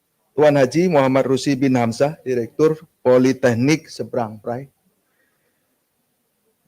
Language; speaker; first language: Indonesian; native; Indonesian